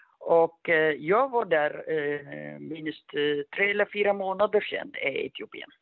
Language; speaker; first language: Swedish; non-native, fluent; Amharic